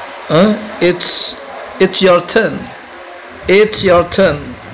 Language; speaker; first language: English; non-native, learner; Indonesian